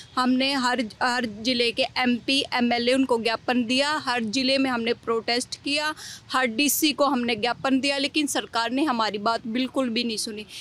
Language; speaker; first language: Hindi; native; Hindi